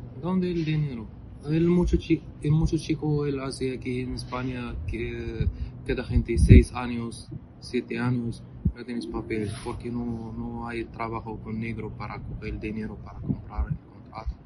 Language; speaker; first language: Spanish; non-native, learner; Arabic